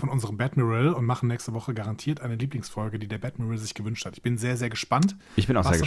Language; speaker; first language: German; native; German